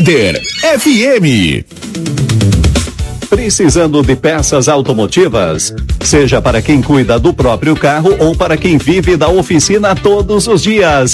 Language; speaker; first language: Portuguese; native; Portuguese